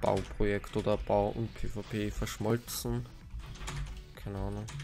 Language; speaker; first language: German; native; German